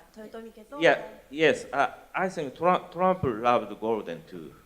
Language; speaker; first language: English; non-native, learner; Japanese